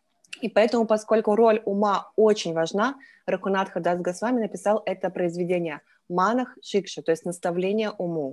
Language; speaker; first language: Russian; native; Russian